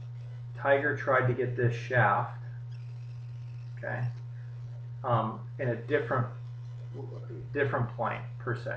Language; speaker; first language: English; native; English